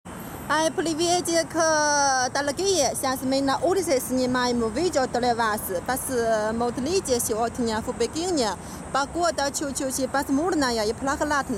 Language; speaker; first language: Russian; non-native, learner; Chinese